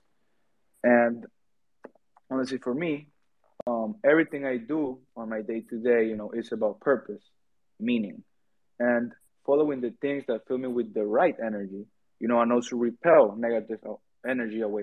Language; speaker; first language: English; non-native, fluent; Spanish